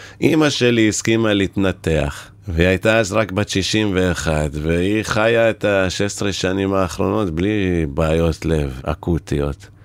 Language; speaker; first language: Hebrew; native; Hebrew